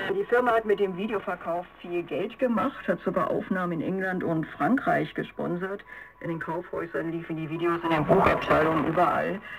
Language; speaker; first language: German; native; German